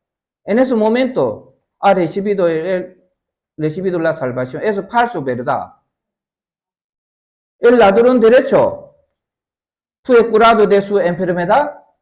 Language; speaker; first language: Spanish; non-native, learner; Korean